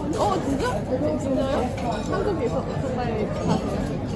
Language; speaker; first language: Korean; non-native, learner; Cantonese